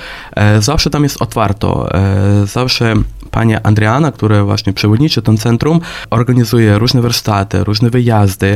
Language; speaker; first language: Polish; non-native, fluent; Ukrainian